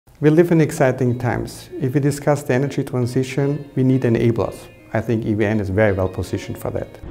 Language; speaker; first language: English; non-native, fluent; German